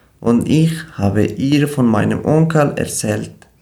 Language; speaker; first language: German; non-native, learner; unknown